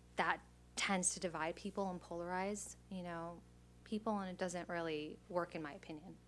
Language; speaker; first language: English; native; English